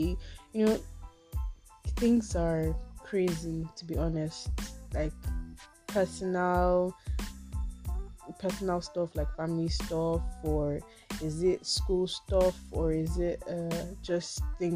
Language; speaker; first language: English; non-native, local second language; Yoruba